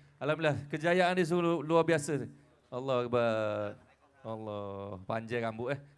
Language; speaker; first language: Malay; native; Malay